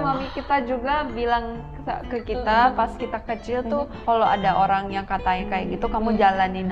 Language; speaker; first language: Indonesian; early bilingual, other home language; Korean